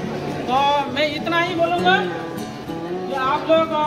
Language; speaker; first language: Hindi; non-native, local second language; Odia